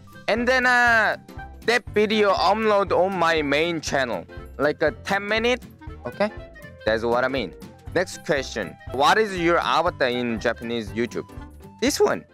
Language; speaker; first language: English; non-native, learner; Korean